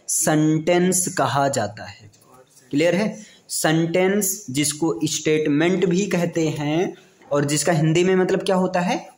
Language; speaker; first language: Hindi; native; Hindi